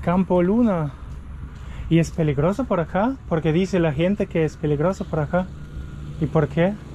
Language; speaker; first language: Spanish; non-native, fluent; German